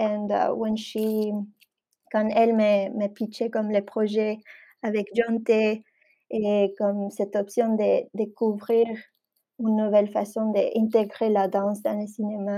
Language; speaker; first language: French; non-native, fluent; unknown